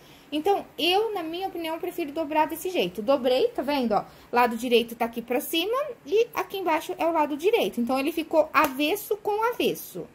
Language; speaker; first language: Portuguese; native; Portuguese